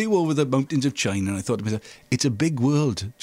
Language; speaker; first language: English; native; English